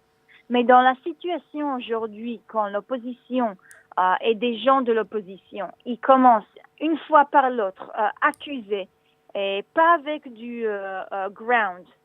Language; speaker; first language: French; non-native, learner; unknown